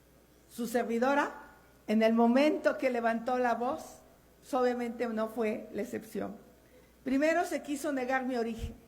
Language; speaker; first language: Spanish; native; Spanish